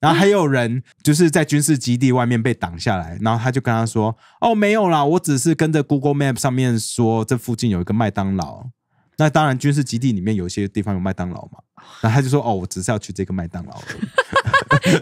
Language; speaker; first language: Chinese; native; Chinese